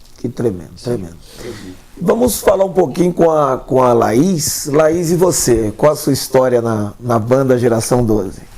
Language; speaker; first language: Portuguese; native; Portuguese